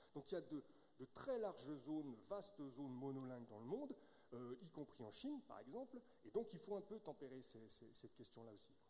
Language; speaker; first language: French; native; French